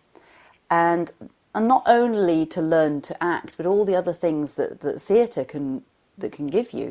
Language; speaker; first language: English; native; English